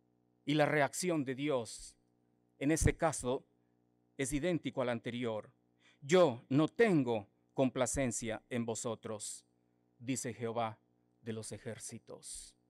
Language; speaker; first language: Spanish; native; Spanish